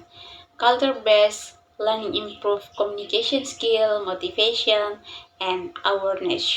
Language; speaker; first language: English; non-native, learner; Indonesian